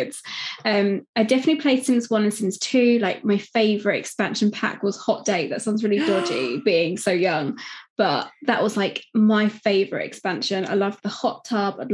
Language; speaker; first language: English; native; English